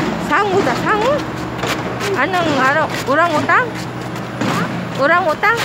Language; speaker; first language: Korean; non-native, learner; Filipino